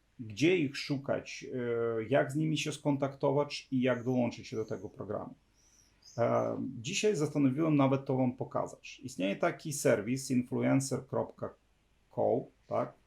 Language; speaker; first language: Polish; non-native, fluent; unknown